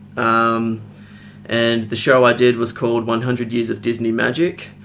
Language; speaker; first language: English; native; English